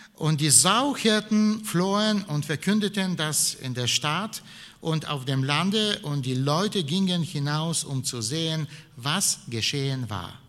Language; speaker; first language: German; non-native, fluent; Bulgarian